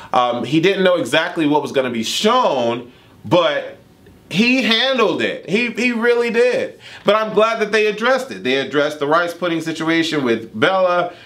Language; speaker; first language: English; native; English